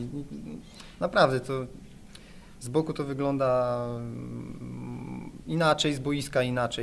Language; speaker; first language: Polish; native; Polish